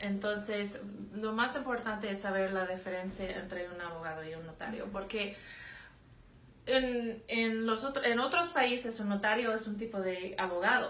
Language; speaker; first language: Spanish; non-native, fluent; English